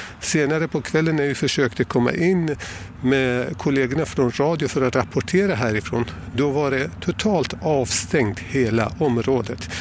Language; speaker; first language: Swedish; non-native, fluent; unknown